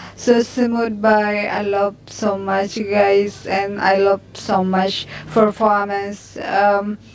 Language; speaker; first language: English; non-native, learner; Indonesian